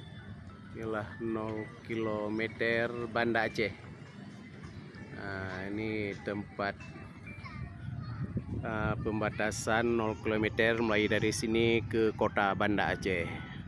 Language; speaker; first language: Indonesian; non-native, local second language; Achinese